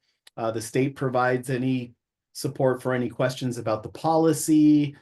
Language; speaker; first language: English; native; English